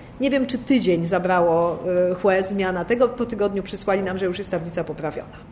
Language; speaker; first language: Polish; native; Polish